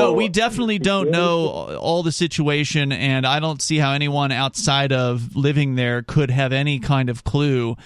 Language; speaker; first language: English; native; English